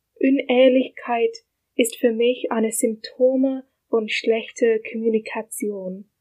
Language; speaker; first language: German; non-native, learner; English